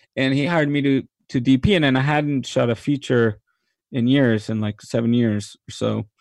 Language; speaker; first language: English; non-native, fluent; Spanish